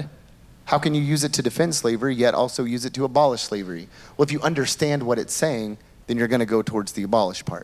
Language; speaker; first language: English; native; English